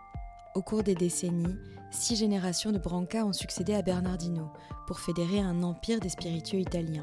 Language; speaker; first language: French; native; French